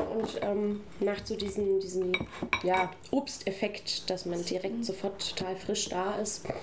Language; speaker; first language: German; native; German